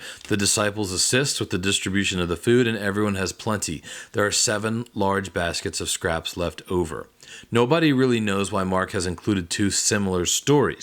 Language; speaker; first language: English; native; English